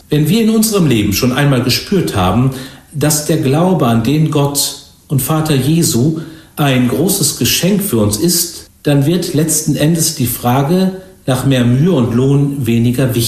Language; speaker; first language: German; native; German